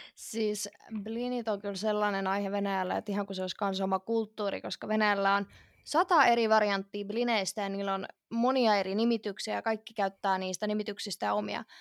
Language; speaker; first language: Finnish; early bilingual, other home language; Russian